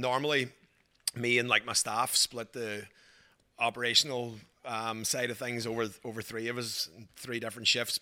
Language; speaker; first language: English; native; English